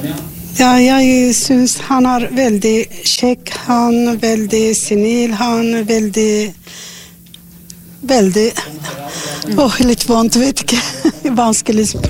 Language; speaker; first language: Swedish; non-native, learner; Norwegian